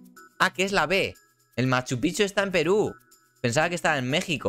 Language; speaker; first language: Spanish; native; Spanish